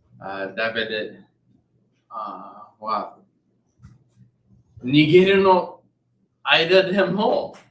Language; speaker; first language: Japanese; non-native, learner; English